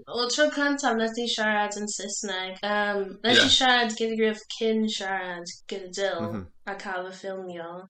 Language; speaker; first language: Welsh; non-native, learner; English